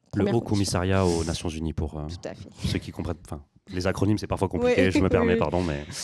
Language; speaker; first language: French; native; French